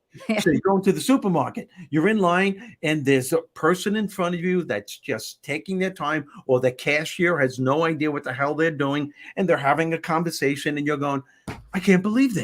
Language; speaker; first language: English; native; English